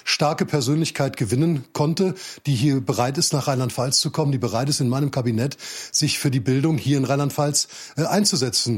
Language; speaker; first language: German; native; German